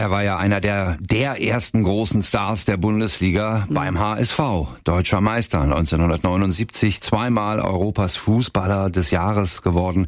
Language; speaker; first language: German; native; German